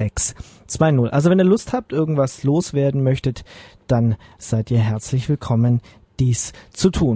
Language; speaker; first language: German; native; German